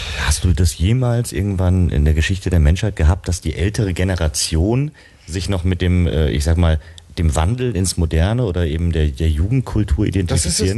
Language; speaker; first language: German; native; German